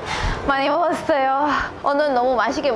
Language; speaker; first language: Korean; non-native, fluent; Spanish